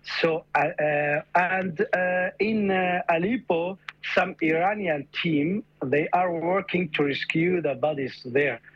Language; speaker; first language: English; non-native, fluent; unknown